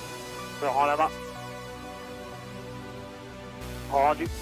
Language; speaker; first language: French; native; French